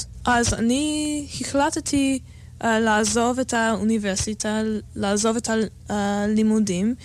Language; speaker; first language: Hebrew; non-native, fluent; English